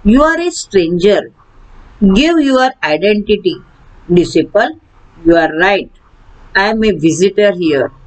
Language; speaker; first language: English; non-native, local second language; Marathi